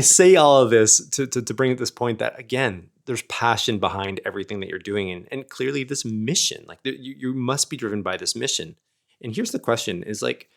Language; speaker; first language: English; native; English